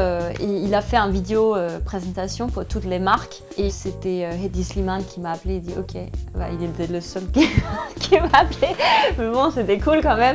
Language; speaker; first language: French; non-native, fluent; Danish